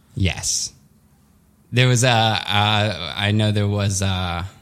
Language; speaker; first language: English; early bilingual, other home language; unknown